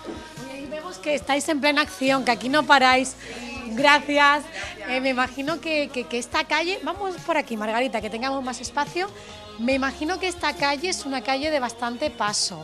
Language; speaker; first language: Spanish; native; Spanish